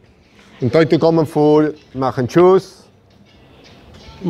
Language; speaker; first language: German; non-native, learner; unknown